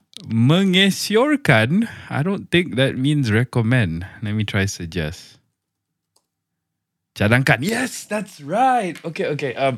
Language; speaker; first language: English; non-native, local second language; Malay